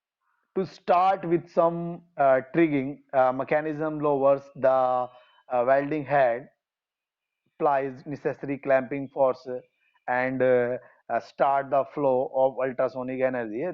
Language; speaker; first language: English; non-native, local second language; Hindi